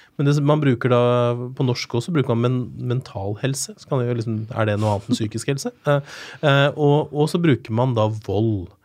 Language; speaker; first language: Norwegian; native; Norwegian